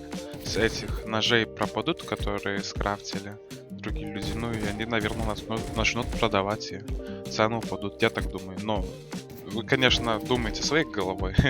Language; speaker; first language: Russian; non-native, fluent; Lithuanian